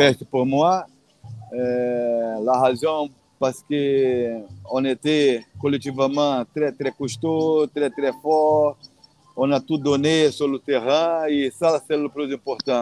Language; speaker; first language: French; non-native, fluent; Portuguese